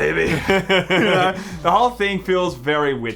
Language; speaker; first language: English; native; English